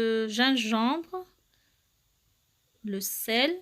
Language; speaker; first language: French; non-native, local second language; Arabic